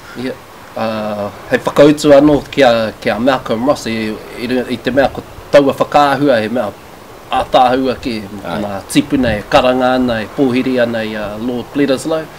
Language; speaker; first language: Māori; native; Māori